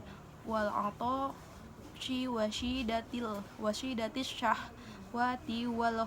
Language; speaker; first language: Arabic; non-native, learner; Indonesian